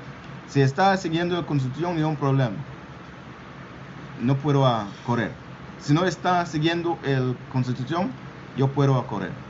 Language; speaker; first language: Spanish; non-native, local second language; English